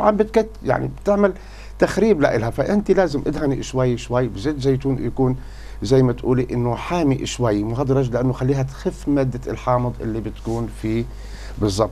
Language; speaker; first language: Arabic; native; Arabic